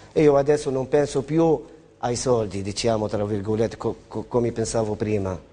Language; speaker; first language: Italian; non-native, fluent; Arabic